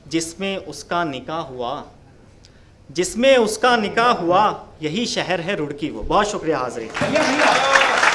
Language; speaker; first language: Hindi; native; Hindi